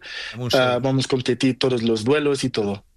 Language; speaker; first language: Spanish; non-native, learner; Portuguese